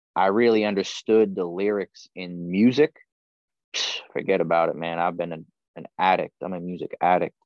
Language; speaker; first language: English; native; English